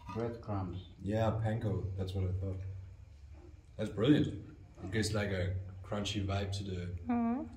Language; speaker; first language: English; non-native, fluent; Hungarian